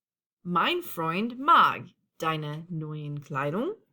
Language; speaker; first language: German; non-native, fluent; English